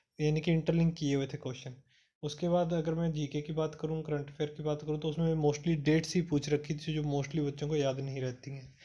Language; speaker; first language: Hindi; non-native, local second language; Punjabi